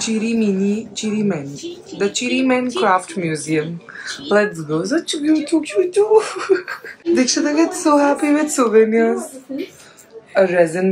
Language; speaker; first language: English; non-native, local second language; Hindi